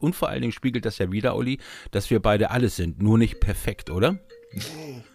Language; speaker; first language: German; native; German